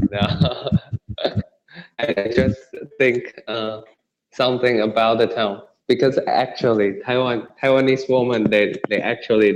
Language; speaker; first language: English; non-native, learner; Chinese